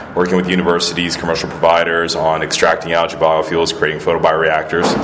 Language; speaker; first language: English; early bilingual, other home language; Spanish